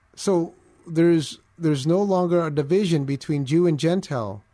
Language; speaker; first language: English; early bilingual, other home language; Filipino